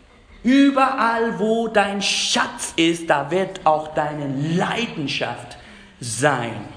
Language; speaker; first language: German; non-native, fluent; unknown